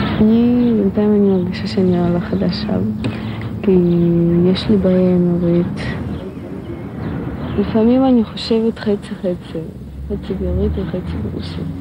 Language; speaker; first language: Hebrew; non-native, learner; Russian